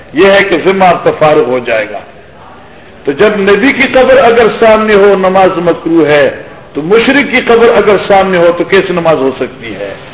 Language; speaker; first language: Urdu; non-native, local second language; Northern Hindko